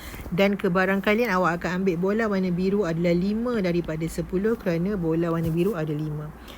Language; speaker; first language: Malay; native; Malay